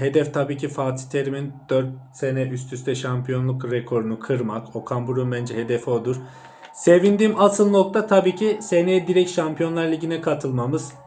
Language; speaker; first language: Turkish; native; Turkish